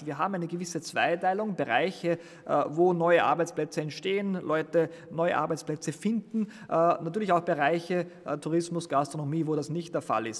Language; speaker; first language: German; native; German